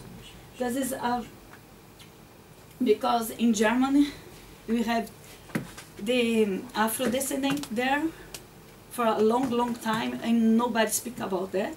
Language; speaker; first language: English; non-native, learner; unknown